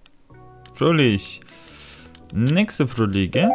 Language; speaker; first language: German; non-native, fluent; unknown